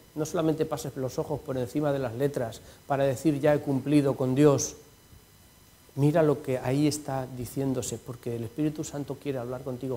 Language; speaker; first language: Spanish; native; Spanish